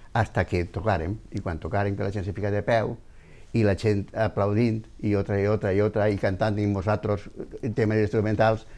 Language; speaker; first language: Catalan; native; Catalan